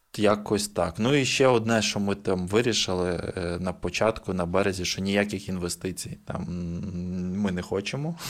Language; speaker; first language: Ukrainian; native; Ukrainian